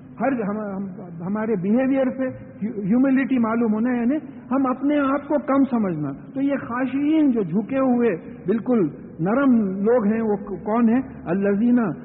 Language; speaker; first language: Urdu; native; Urdu